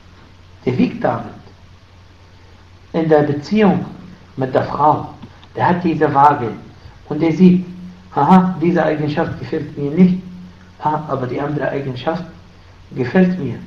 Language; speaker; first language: German; non-native, fluent; Arabic